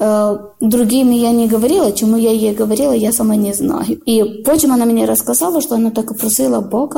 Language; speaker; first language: Ukrainian; non-native, learner; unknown